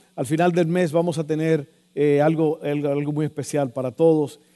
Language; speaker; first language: Spanish; native; Spanish